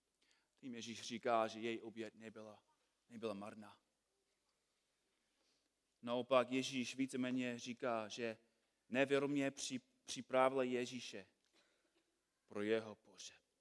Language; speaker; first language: Czech; non-native, fluent; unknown